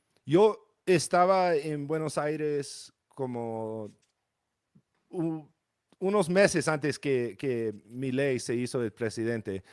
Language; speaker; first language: Spanish; non-native, fluent; English